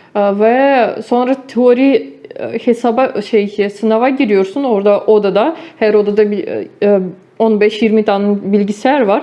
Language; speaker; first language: Turkish; non-native, fluent; Ukrainian